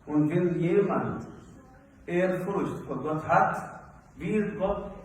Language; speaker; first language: German; non-native, fluent; Arabic